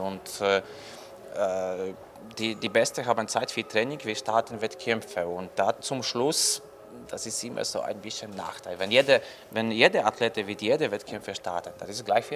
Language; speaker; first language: German; non-native, learner; Polish